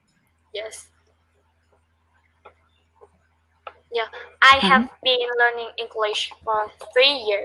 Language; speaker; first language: English; non-native, learner; Vietnamese